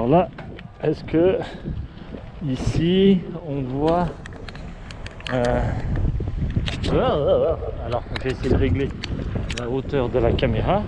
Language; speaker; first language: French; native; French